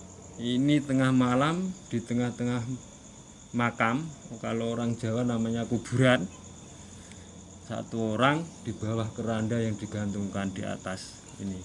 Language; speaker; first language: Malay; non-native, local second language; Javanese